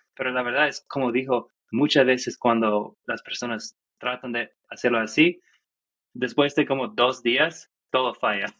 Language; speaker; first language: Spanish; non-native, fluent; English